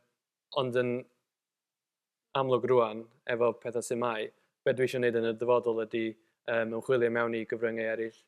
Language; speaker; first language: Welsh; native; Welsh